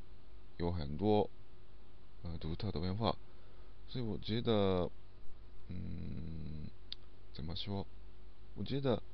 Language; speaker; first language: Chinese; non-native, learner; Japanese